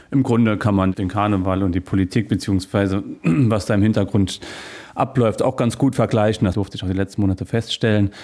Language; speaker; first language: German; native; German